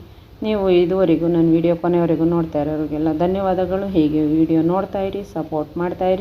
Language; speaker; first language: Kannada; native; Kannada